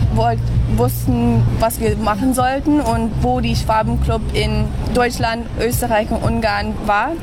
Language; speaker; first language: German; early bilingual, heritage; English